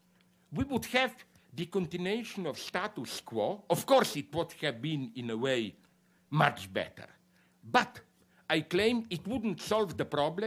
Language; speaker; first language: English; non-native, fluent; Slovenian